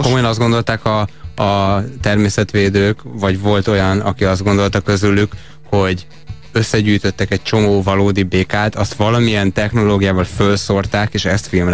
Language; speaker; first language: Hungarian; native; Hungarian